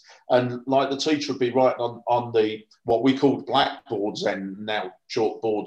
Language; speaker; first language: English; native; English